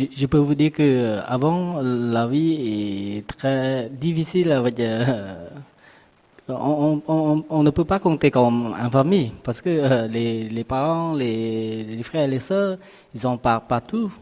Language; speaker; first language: French; non-native, learner; Khmer